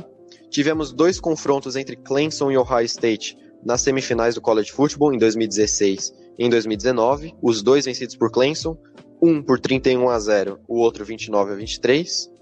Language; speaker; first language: Portuguese; native; Portuguese